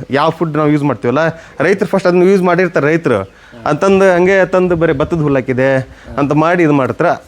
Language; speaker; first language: Kannada; non-native, local second language; Lambadi